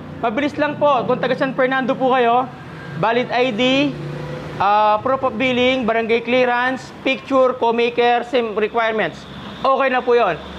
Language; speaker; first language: Filipino; non-native, local second language; Pampanga